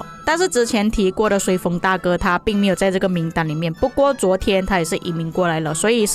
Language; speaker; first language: Chinese; native; Chinese